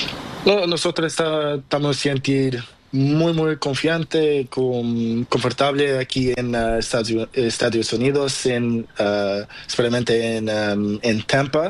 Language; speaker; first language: Spanish; non-native, learner; Portuguese